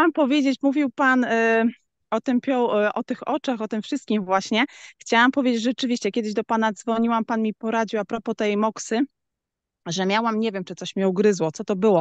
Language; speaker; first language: Polish; native; Polish